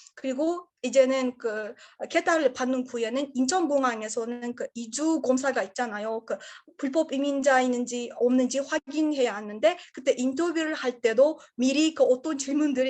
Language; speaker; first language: Korean; non-native, learner; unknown